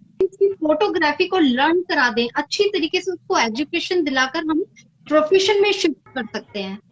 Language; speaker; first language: Hindi; native; Hindi